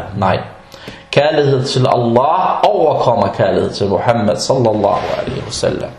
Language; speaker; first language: Danish; early bilingual, other home language; Arabic